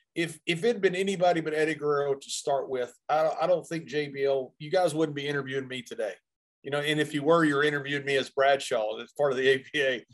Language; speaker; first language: English; native; English